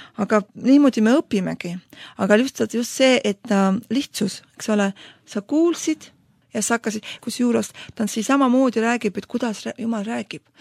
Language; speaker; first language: Estonian; non-native, local second language; Russian